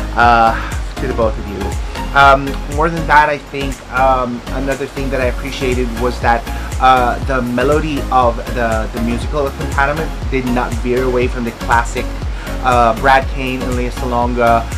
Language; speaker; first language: English; non-native, local second language; Filipino